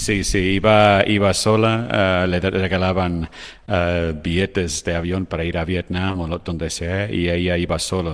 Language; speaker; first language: Spanish; non-native, fluent; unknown